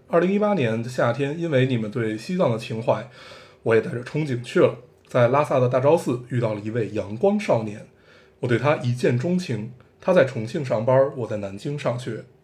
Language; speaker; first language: Chinese; native; Chinese